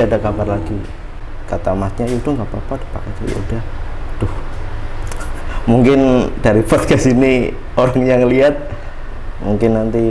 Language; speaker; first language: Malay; non-native, local second language; Javanese